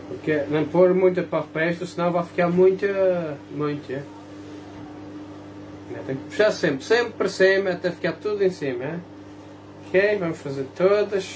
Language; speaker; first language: Portuguese; non-native, fluent; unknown